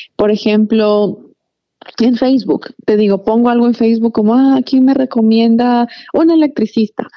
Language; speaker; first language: Spanish; native; Spanish